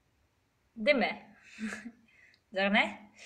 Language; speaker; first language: Turkish; non-native, learner; Serbian